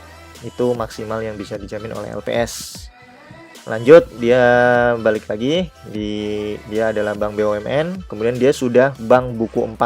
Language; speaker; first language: Indonesian; native; Indonesian